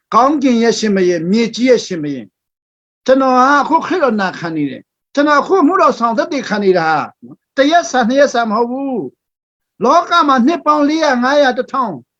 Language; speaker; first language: Burmese; non-native, local second language; Hakha Chin